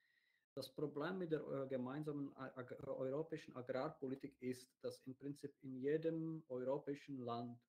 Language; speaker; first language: German; non-native, learner; Czech